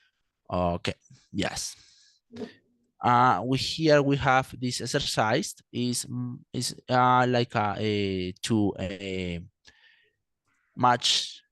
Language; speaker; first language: English; non-native, fluent; Spanish